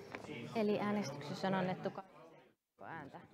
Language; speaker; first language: Finnish; native; Finnish